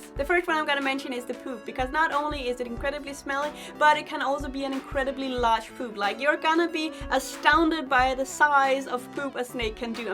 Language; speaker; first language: English; non-native, fluent; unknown